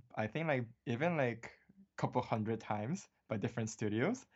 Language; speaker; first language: English; early bilingual, other home language; Korean